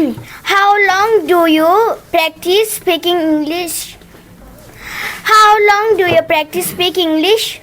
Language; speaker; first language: English; non-native, learner; Bangla